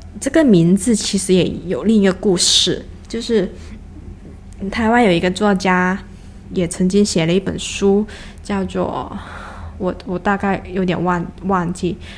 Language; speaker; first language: Chinese; non-native, local second language; Cantonese